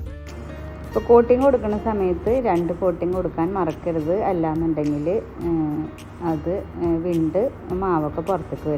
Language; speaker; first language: Malayalam; native; Malayalam